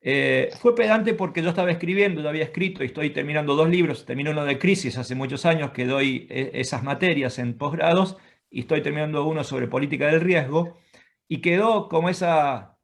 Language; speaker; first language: Spanish; native; Spanish